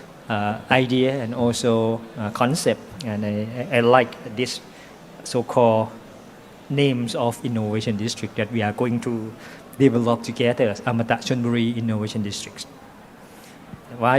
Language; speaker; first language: English; non-native, fluent; Thai